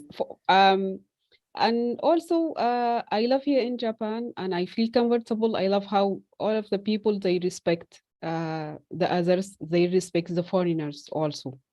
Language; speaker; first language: English; non-native, fluent; Arabic